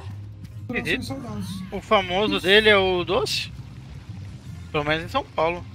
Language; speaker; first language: Portuguese; native; Portuguese